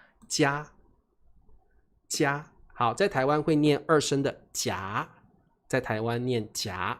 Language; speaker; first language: Chinese; native; Chinese